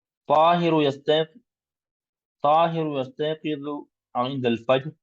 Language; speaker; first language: Arabic; non-native, learner; English